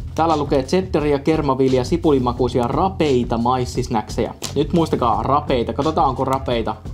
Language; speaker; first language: Finnish; native; Finnish